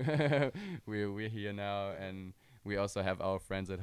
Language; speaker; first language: English; non-native, fluent; German